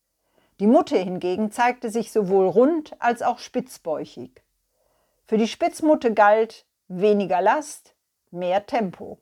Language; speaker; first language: German; native; German